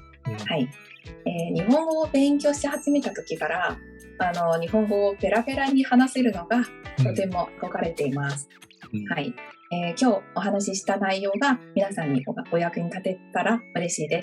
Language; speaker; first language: Japanese; non-native, fluent; Chinese